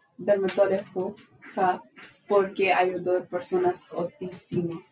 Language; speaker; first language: Spanish; non-native, learner; English